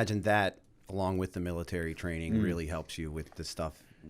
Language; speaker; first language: English; native; English